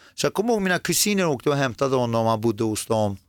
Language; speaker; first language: Swedish; early bilingual, other home language; Persian